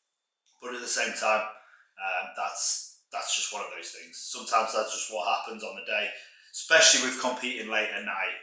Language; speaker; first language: English; native; English